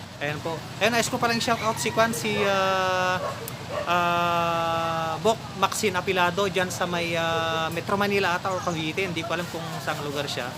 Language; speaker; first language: Filipino; non-native, local second language; Iloko